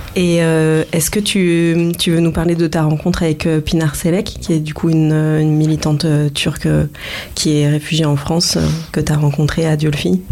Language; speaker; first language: French; native; French